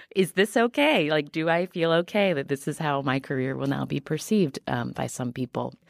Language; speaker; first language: English; native; English